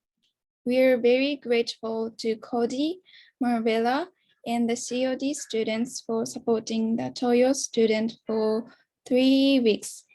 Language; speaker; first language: English; non-native, learner; Japanese